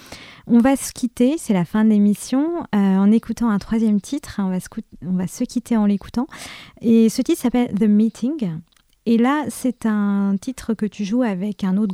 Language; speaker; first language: French; native; French